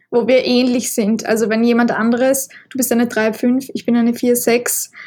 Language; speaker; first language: German; native; German